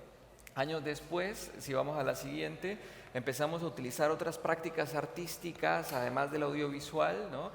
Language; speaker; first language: Spanish; native; Spanish